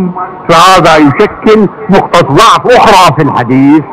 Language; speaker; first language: Arabic; native; Arabic